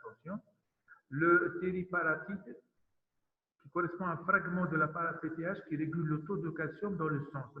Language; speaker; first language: French; non-native, local second language; Arabic